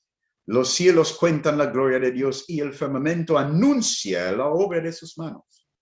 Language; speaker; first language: Spanish; non-native, fluent; English